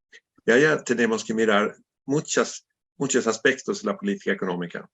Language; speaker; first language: Spanish; non-native, fluent; Swedish